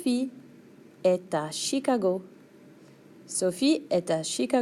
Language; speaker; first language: French; non-native, fluent; English